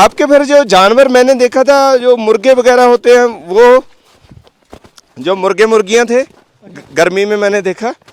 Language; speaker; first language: Hindi; non-native, local second language; Punjabi